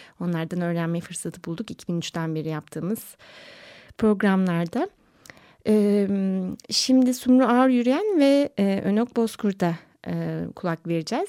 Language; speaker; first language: Turkish; native; Turkish